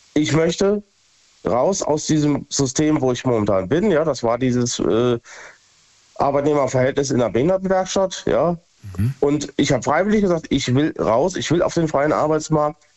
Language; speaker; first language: German; native; German